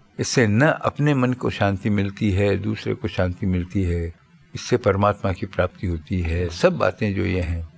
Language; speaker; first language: Hindi; native; Hindi